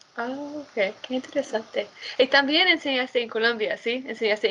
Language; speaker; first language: Spanish; non-native, fluent; English